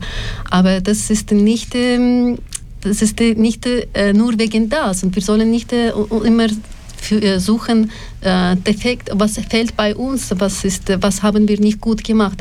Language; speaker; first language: German; non-native, learner; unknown